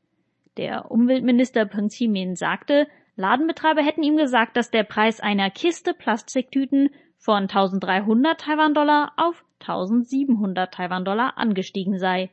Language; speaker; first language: German; native; German